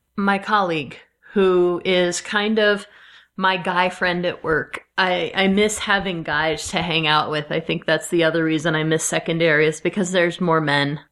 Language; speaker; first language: English; native; English